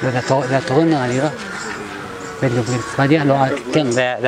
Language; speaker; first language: Hebrew; native; Hebrew